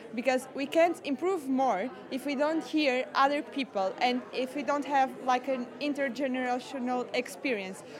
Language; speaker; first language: English; non-native, fluent; Portuguese